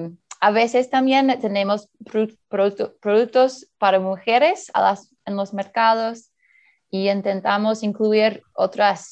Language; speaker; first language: Spanish; early bilingual, heritage; Spanish